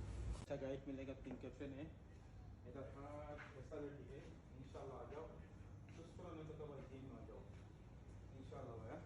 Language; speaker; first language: Hindi; non-native, local second language; Bangla